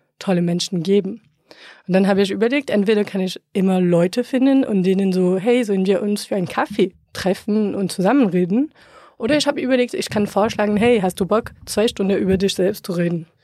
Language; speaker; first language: German; non-native, fluent; French